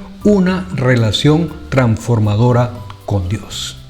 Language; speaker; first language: Spanish; native; Spanish